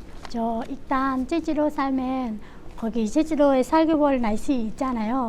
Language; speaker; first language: Korean; non-native, learner; Khmer